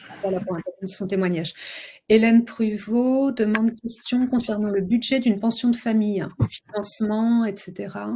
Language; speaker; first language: French; native; French